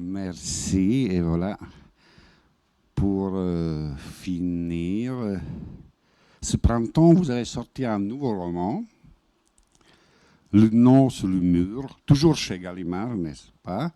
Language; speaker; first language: French; non-native, fluent; Bosnian